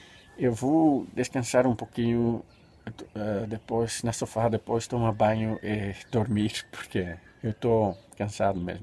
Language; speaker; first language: Portuguese; non-native, fluent; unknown